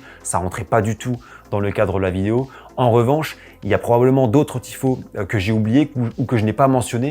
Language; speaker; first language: French; native; French